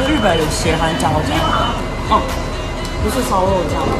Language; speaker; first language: Chinese; non-native, learner; Japanese